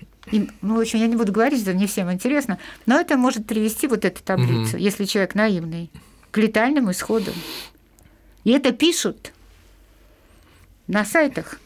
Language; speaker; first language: Russian; native; Russian